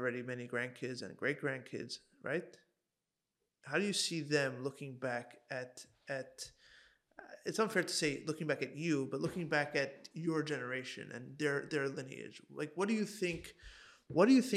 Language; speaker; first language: English; native; English